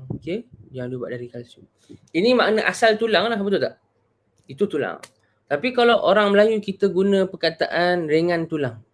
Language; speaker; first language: Malay; native; Malay